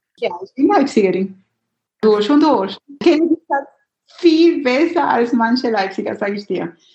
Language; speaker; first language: German; non-native, fluent; Spanish